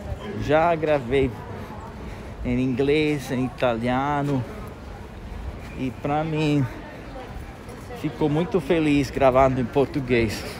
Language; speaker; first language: Portuguese; non-native, fluent; Italian